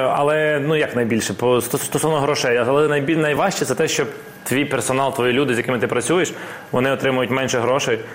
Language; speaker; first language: Ukrainian; non-native, local second language; Russian